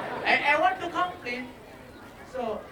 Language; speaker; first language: English; non-native, learner; Russian